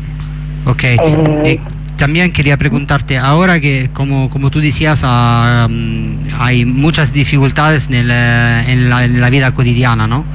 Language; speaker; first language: Spanish; non-native, fluent; Italian